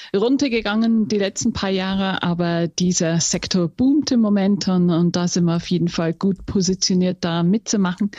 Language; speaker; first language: German; non-native, fluent; English